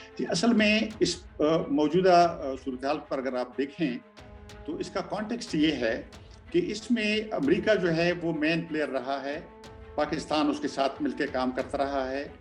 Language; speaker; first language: Urdu; non-native, local second language; Pashto